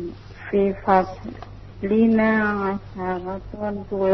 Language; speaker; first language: Arabic; non-native, learner; Indonesian